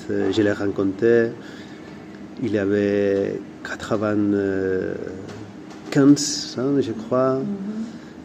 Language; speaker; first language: French; non-native, fluent; Catalan